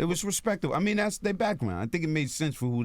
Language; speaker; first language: English; native; English